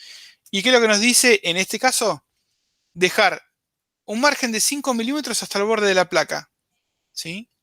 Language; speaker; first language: Spanish; native; Spanish